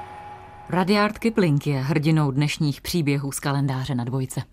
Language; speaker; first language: Czech; native; Czech